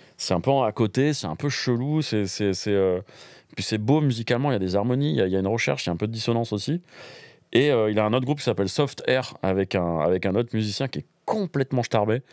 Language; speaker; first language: French; native; French